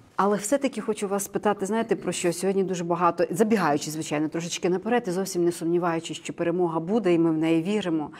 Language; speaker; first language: Ukrainian; native; Ukrainian